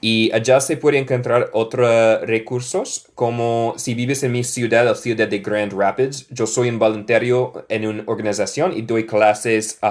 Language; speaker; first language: Spanish; non-native, learner; English